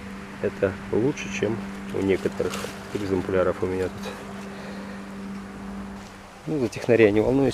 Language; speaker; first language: Russian; native; Russian